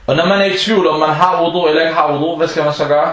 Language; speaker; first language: Danish; non-native, fluent; Arabic